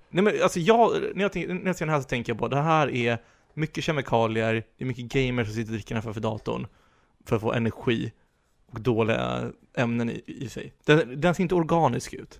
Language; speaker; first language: Swedish; native; Swedish